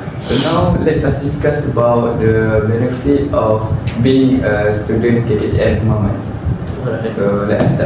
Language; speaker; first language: English; non-native, learner; Malay